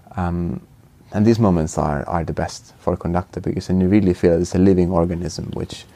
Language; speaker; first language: English; non-native, fluent; Finnish